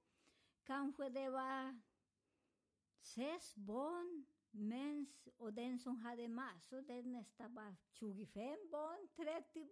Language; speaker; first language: Swedish; non-native, learner; Spanish